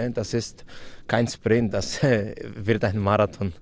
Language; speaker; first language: German; non-native, fluent; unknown